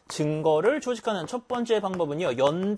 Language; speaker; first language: Korean; native; Korean